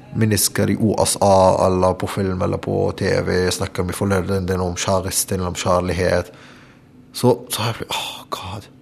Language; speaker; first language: Norwegian; non-native, learner; Arabic